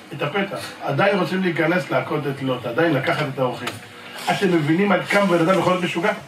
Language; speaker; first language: Hebrew; native; Hebrew